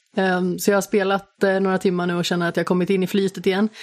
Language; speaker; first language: Swedish; native; Swedish